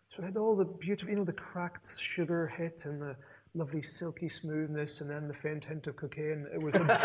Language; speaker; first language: English; native; English